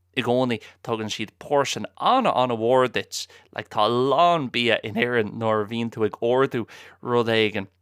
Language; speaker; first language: Irish; non-native, local second language; English